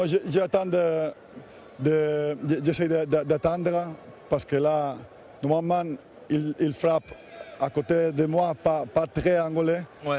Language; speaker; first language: French; non-native, learner; Spanish